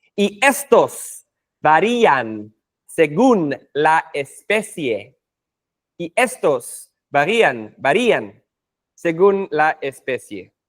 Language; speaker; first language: Spanish; non-native, fluent; English